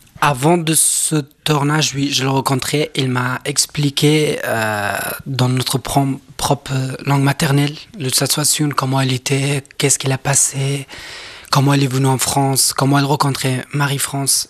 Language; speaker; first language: French; non-native, learner; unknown